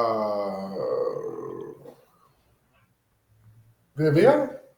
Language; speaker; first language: Spanish; non-native, learner; English